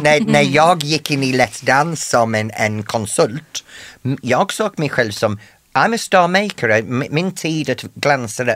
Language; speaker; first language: Swedish; non-native, fluent; English